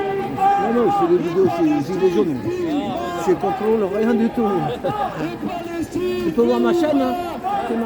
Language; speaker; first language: French; native; French